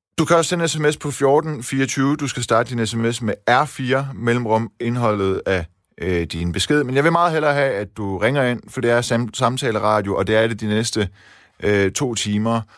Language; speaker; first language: Danish; early bilingual, other home language; Persian